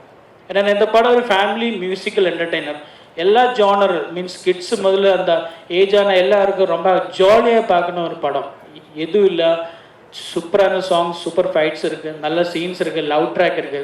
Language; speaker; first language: Tamil; non-native, learner; Malayalam